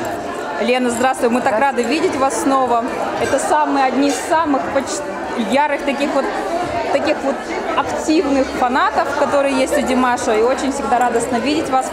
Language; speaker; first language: Russian; native; Russian